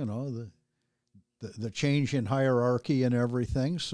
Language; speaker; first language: English; native; English